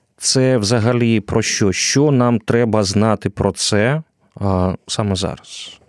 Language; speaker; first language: Ukrainian; native; Ukrainian